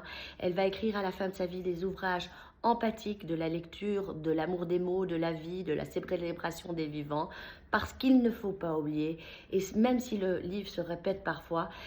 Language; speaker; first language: French; native; French